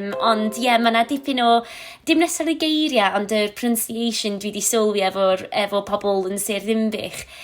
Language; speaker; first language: Welsh; non-native, local second language; English